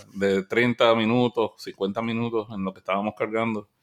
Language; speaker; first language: Spanish; native; Spanish